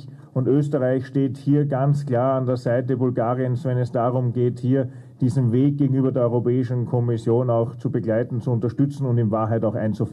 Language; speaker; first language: German; native; German